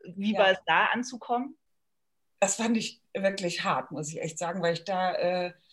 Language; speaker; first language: German; native; German